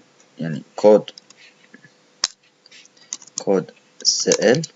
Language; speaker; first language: Arabic; native; Arabic